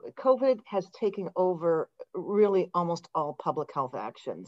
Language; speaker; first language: English; native; English